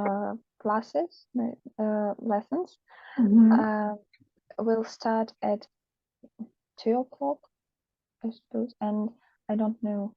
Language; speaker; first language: English; non-native, learner; Russian